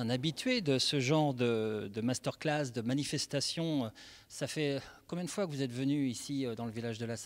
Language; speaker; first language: French; native; French